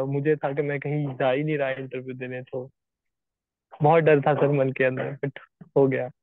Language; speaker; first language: Hindi; native; Hindi